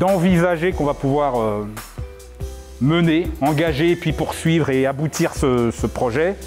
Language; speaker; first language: French; native; French